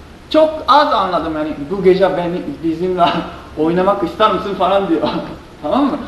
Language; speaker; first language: Turkish; non-native, fluent; Japanese